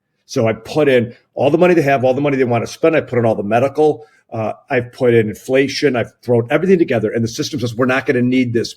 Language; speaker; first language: English; native; English